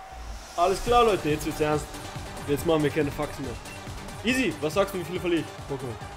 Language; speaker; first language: German; native; German